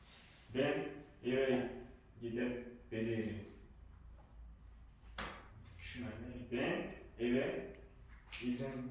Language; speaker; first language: Turkish; non-native, learner; Uzbek